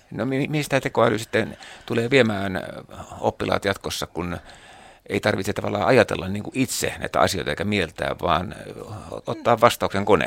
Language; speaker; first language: Finnish; native; Finnish